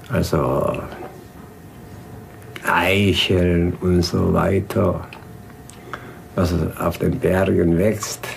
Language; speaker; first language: German; non-native, fluent; Korean